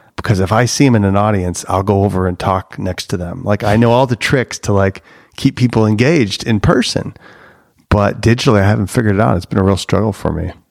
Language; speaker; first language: English; native; English